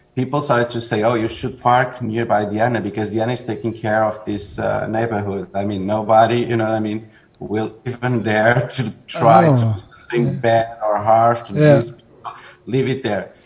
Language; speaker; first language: English; non-native, fluent; Portuguese